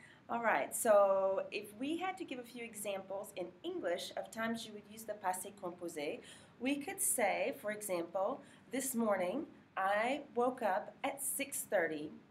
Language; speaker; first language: English; native; English